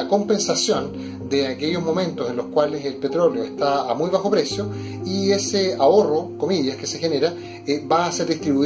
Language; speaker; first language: Spanish; native; Spanish